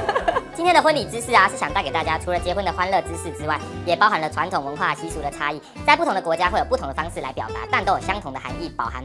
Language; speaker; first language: Chinese; native; Chinese